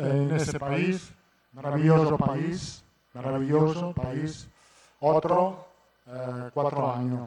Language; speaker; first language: Spanish; non-native, fluent; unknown